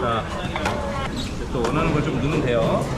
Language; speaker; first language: Korean; native; Korean